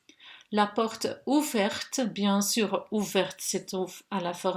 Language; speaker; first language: French; non-native, local second language; Dutch